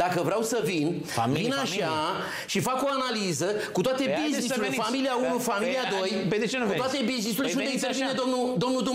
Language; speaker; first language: Romanian; native; Romanian